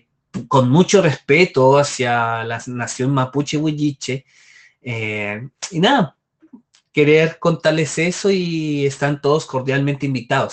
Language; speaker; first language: Spanish; native; Spanish